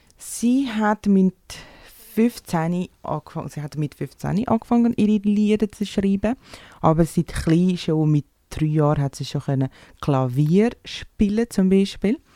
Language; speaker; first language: German; non-native, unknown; Portuguese